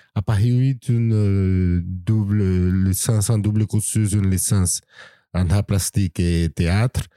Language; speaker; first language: French; non-native, fluent; Portuguese